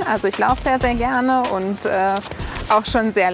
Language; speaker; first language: German; native; German